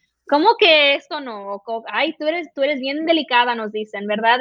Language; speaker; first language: Spanish; early bilingual, heritage; Spanish